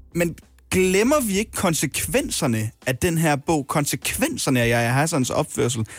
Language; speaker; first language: Danish; native; Danish